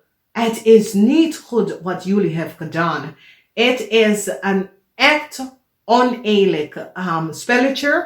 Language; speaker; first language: Dutch; non-native, learner; English